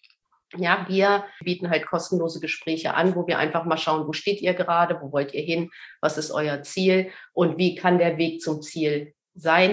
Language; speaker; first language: German; native; German